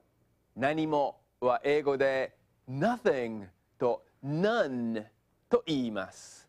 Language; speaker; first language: Japanese; non-native, fluent; English